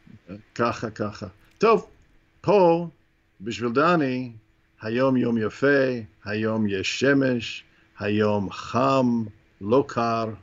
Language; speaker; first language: Hebrew; non-native, fluent; English